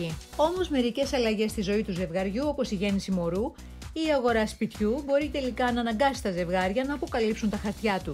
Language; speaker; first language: Greek; native; Greek